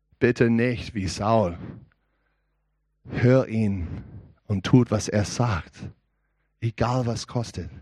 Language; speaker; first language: German; non-native, learner; English